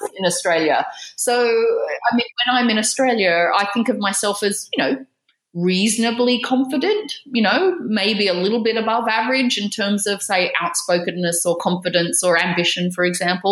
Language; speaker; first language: English; native; English